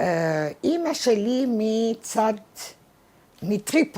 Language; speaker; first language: Hebrew; non-native, fluent; Arabic